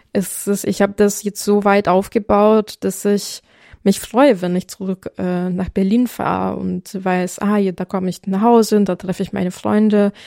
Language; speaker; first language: German; non-native, fluent; Ukrainian